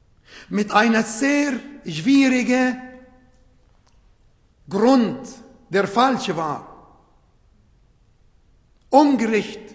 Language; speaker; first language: German; non-native, fluent; Arabic